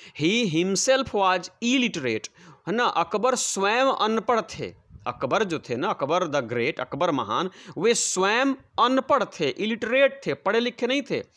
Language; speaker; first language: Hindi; non-native, local second language; Bhojpuri